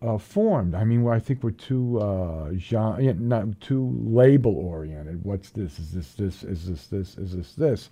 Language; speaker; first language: English; native; English